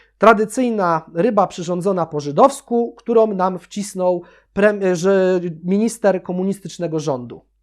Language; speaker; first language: Polish; native; Polish